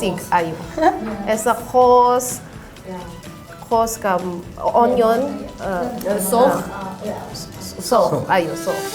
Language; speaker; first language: Armenian; non-native, learner; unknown